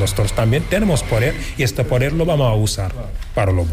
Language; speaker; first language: Spanish; non-native, fluent; Wolof